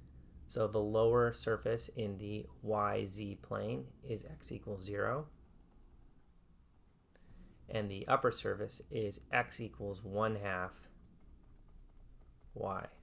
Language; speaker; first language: English; native; English